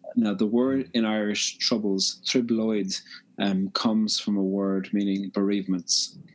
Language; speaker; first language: English; native; English